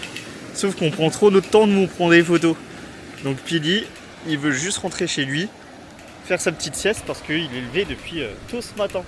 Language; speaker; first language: French; native; French